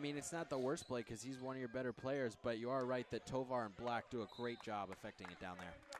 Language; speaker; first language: English; native; English